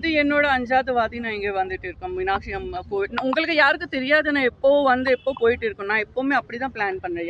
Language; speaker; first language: Tamil; non-native, local second language; Gujarati